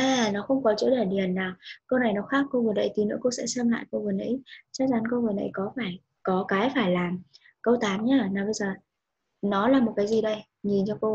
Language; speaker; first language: Vietnamese; native; Vietnamese